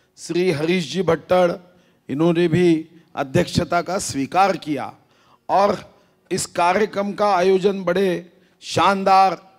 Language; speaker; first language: Hindi; non-native, local second language; Marathi